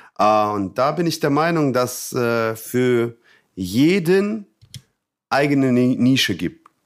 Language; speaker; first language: German; non-native, fluent; Russian